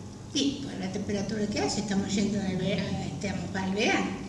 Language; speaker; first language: Spanish; native; Spanish